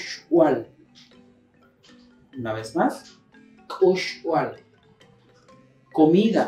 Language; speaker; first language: Spanish; non-native, local second language; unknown